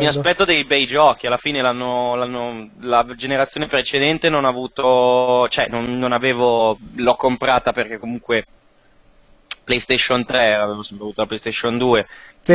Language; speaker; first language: Italian; native; Italian